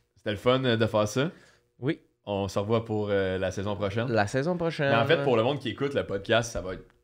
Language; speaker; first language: French; native; French